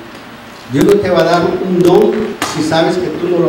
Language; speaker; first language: Spanish; native; Spanish